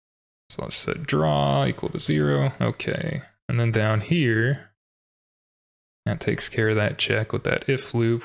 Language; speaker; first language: English; native; English